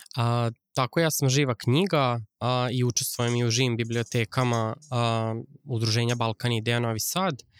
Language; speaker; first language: Serbian; native; Serbian